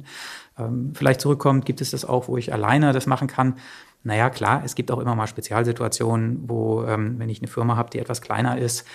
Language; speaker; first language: German; native; German